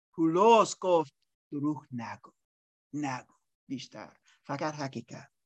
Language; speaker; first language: Persian; non-native, learner; English